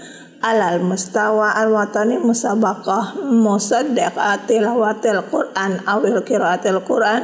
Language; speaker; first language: Arabic; non-native, fluent; Indonesian